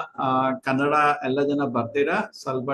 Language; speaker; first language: Kannada; non-native, learner; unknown